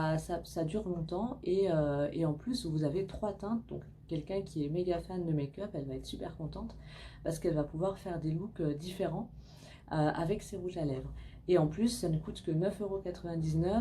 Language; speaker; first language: French; native; French